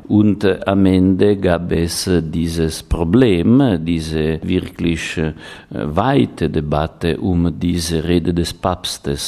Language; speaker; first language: German; non-native, fluent; Italian